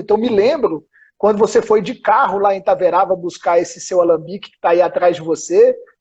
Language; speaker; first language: Portuguese; native; Portuguese